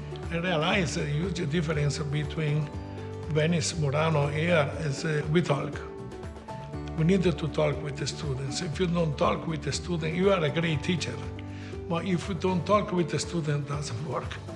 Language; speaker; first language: English; non-native, learner; Italian